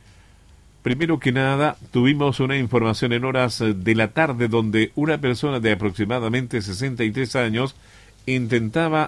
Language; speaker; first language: Spanish; native; Spanish